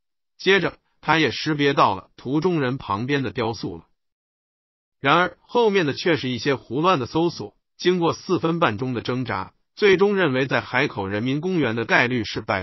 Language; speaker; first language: Chinese; native; Chinese